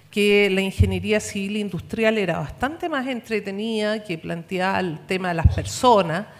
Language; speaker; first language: Spanish; native; Spanish